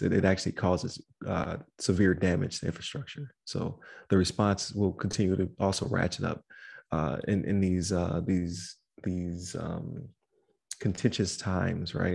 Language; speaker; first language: English; native; English